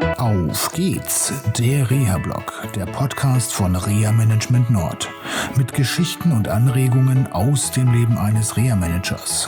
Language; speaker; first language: German; native; German